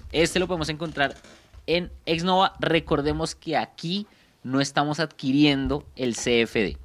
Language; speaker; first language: Spanish; native; Spanish